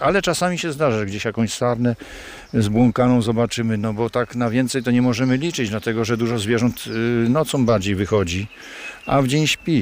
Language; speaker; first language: Polish; native; Polish